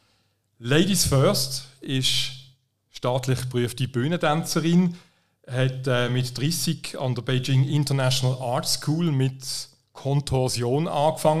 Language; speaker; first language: German; native; German